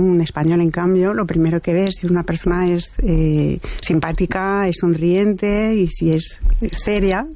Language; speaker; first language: Spanish; non-native, fluent; French